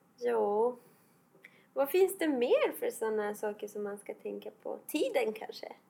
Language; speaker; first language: Swedish; non-native, fluent; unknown